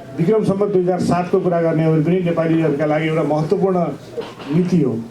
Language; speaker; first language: Nepali; native; Nepali